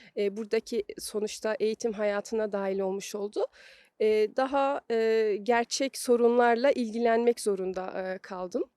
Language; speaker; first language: Turkish; early bilingual, heritage; Turkish